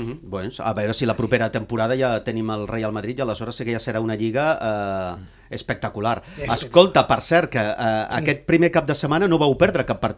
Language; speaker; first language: Catalan; native; Catalan